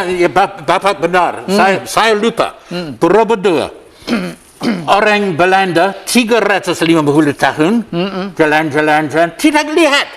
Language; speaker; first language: Indonesian; non-native, learner; English